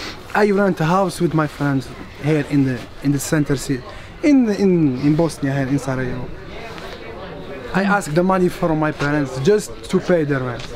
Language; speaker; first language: English; non-native, learner; Arabic